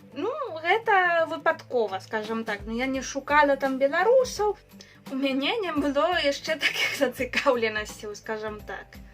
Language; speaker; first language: Belarusian; non-native, fluent; Spanish